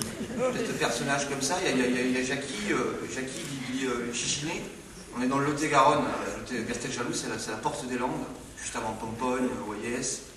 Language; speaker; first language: French; native; French